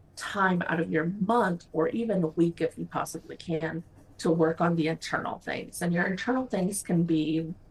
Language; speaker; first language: English; non-native, fluent; Spanish